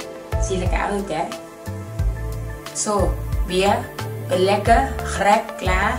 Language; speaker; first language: Dutch; non-native, learner; Thai